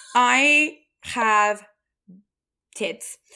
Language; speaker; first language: English; non-native, fluent; Spanish